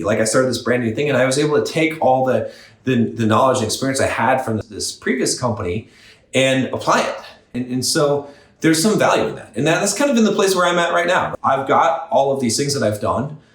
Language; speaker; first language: English; native; English